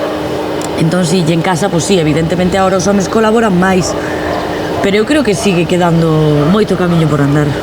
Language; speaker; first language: Galician; native; Galician